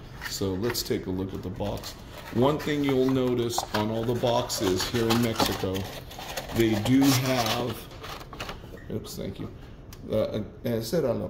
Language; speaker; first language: English; native; English